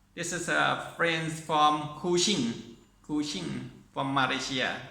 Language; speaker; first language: English; non-native, learner; Thai